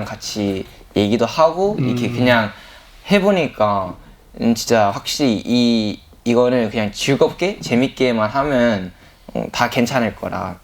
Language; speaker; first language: Korean; early bilingual, heritage; English